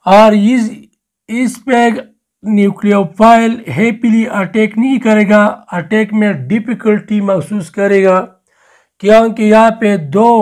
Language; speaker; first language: Urdu; non-native, local second language; Pashto